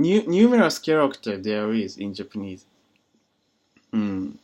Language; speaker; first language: English; non-native, learner; Japanese